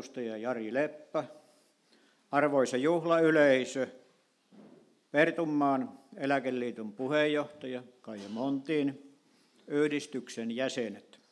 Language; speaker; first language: Finnish; native; Finnish